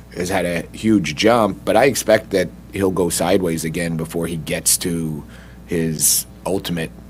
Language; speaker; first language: English; native; English